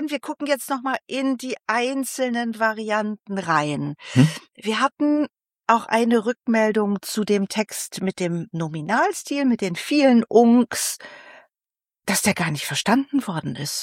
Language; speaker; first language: German; native; German